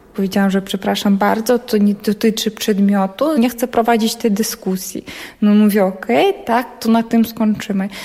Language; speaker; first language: Polish; non-native, learner; Ukrainian